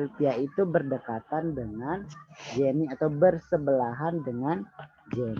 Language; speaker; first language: Indonesian; native; Indonesian